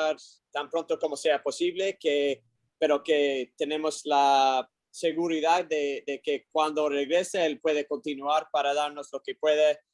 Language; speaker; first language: Spanish; non-native, learner; English